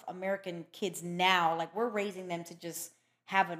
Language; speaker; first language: English; early bilingual, other home language; Spanish